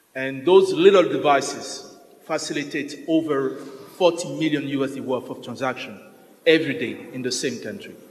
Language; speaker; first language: English; non-native, fluent; French